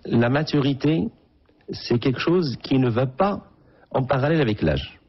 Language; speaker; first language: French; non-native, local second language; Arabic